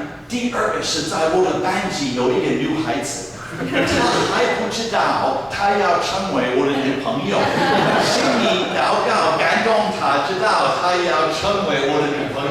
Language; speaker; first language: Chinese; non-native, fluent; English